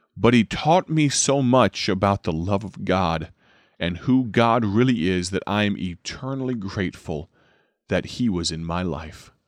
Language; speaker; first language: English; native; English